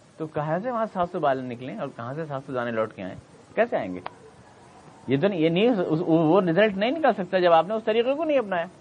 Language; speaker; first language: Urdu; native; Urdu